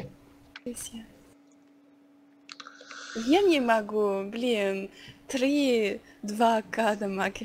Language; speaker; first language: Russian; non-native, learner; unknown